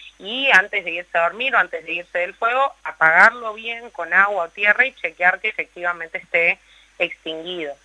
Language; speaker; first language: Spanish; native; Spanish